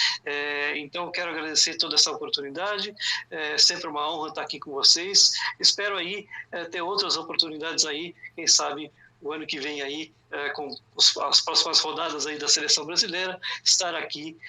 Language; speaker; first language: Portuguese; native; Portuguese